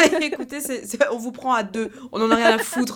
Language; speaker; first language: French; native; French